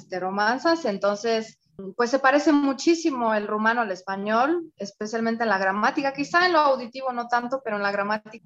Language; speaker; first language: Spanish; non-native, fluent; Romanian